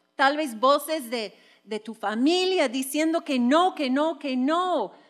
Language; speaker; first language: Spanish; non-native, fluent; English